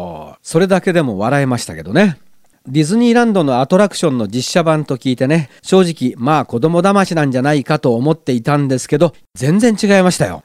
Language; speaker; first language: Japanese; native; Japanese